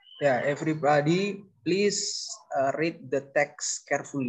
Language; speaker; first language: English; non-native, learner; Indonesian